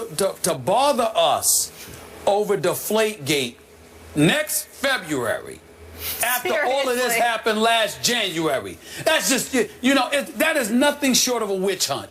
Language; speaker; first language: English; native; English